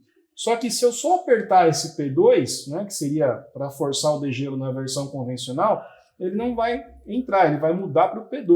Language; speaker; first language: Portuguese; native; Portuguese